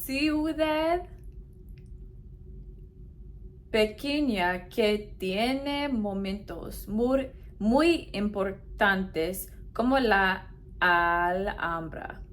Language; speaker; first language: Spanish; non-native, learner; English